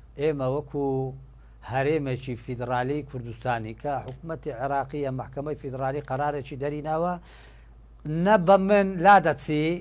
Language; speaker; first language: Central Kurdish; non-native, local second language; Turkish